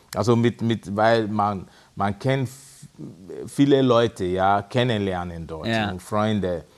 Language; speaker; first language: German; non-native, fluent; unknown